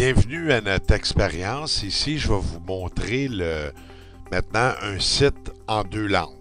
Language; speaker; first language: French; native; French